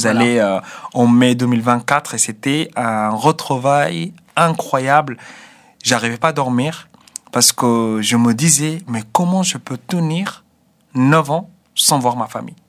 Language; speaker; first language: French; non-native, fluent; Arabic